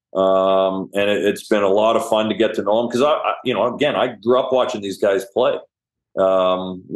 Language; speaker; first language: English; native; English